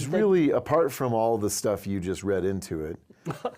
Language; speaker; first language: English; native; English